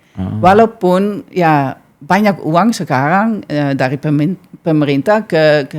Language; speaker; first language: Indonesian; non-native, fluent; Dutch